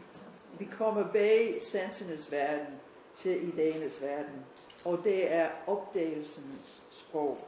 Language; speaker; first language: Danish; non-native, fluent; English